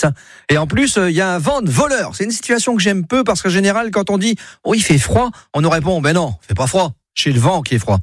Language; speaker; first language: French; native; French